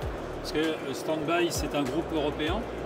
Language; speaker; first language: French; native; French